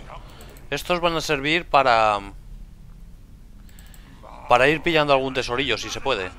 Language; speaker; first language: Spanish; native; Spanish